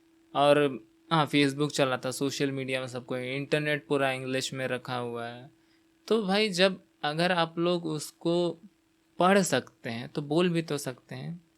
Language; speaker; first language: Hindi; non-native, local second language; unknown